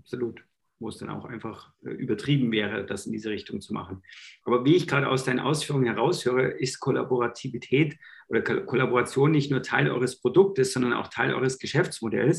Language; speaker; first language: German; native; German